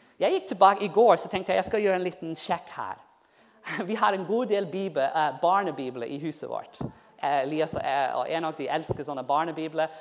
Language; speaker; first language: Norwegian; non-native, fluent; English